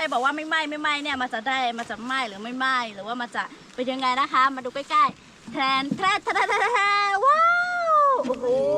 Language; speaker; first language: Thai; non-native, local second language; Lahu